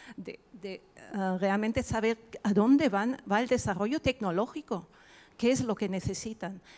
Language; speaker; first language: Spanish; non-native, fluent; German